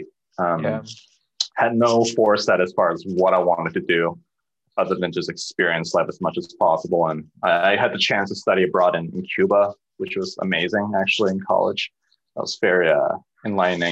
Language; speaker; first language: English; early bilingual, other home language; Cantonese